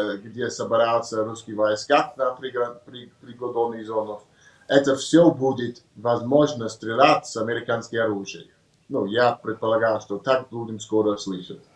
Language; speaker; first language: Russian; non-native, learner; English